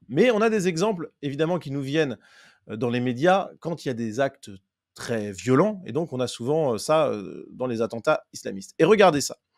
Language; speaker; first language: French; native; French